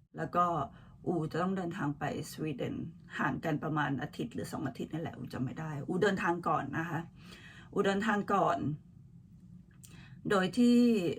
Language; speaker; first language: Thai; native; Thai